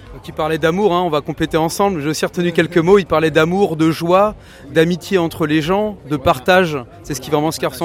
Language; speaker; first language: French; native; French